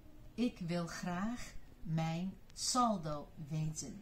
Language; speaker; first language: Dutch; non-native, fluent; Chinese